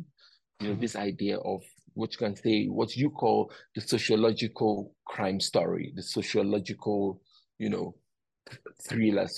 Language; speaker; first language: English; non-native, local second language; Yoruba